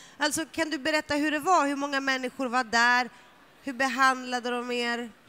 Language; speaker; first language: Swedish; early bilingual, other home language; Greek